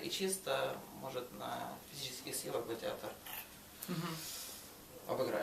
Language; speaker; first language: Russian; native; Russian